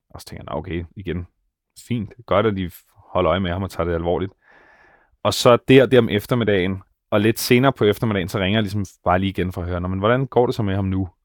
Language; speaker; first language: Danish; native; Danish